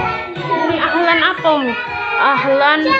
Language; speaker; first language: Indonesian; early bilingual, heritage; Indonesian